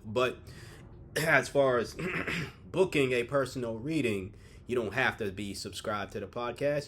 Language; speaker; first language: English; native; English